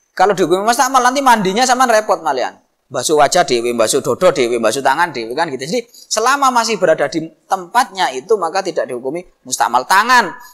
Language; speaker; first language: Indonesian; non-native, local second language; Javanese